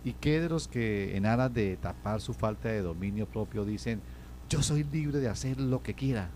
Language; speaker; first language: Spanish; native; Spanish